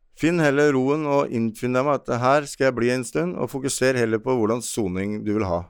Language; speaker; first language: Norwegian; native; Norwegian